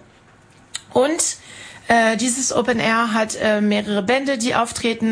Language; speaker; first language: German; non-native, fluent; French